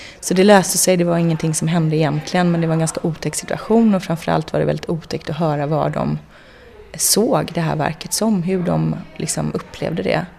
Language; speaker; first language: Swedish; native; Swedish